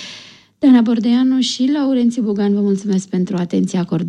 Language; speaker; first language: Romanian; native; Romanian